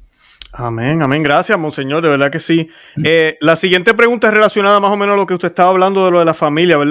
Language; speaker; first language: Spanish; native; Spanish